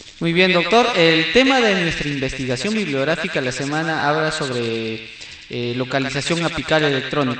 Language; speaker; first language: Spanish; native; Spanish